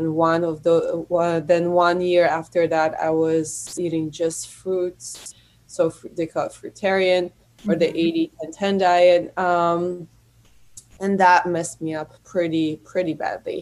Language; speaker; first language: English; non-native, fluent; Polish